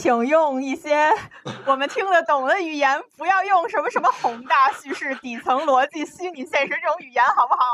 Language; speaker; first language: Chinese; native; Chinese